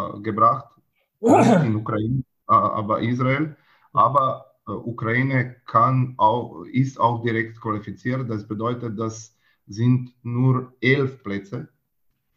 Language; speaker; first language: German; non-native, learner; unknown